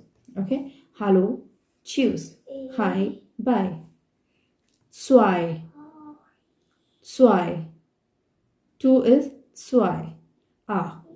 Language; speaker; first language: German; non-native, fluent; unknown